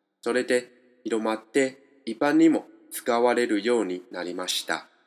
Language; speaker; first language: Japanese; non-native, fluent; Chinese